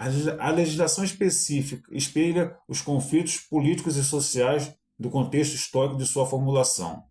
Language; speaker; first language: Portuguese; native; Portuguese